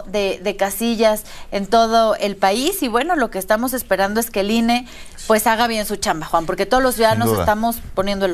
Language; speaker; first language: Spanish; native; Spanish